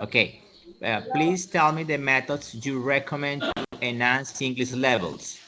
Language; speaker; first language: English; non-native, learner; Spanish